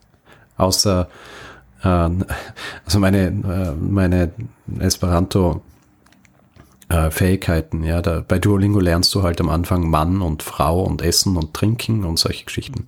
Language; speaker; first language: German; native; German